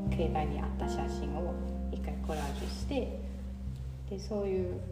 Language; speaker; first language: Japanese; non-native, fluent; Chinese